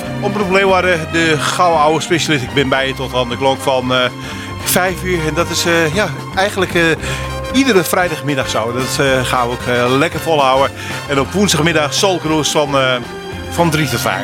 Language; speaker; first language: Dutch; native; Dutch